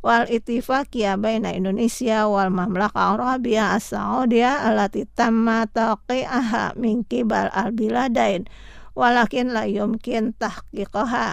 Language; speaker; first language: Arabic; non-native, fluent; Indonesian